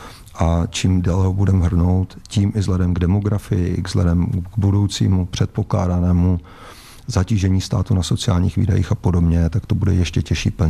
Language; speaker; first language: Czech; native; Czech